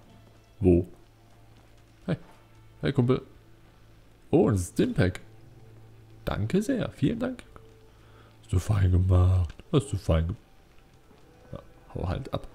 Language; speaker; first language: German; native; German